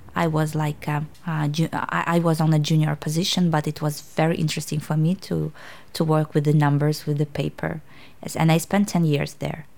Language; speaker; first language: English; non-native, fluent; Uzbek